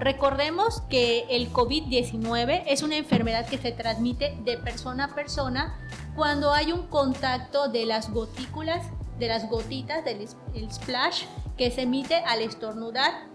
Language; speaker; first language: Spanish; native; Spanish